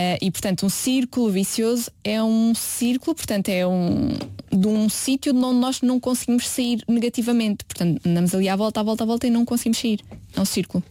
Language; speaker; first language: Portuguese; native; Portuguese